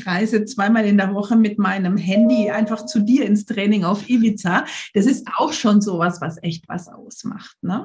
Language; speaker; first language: German; native; German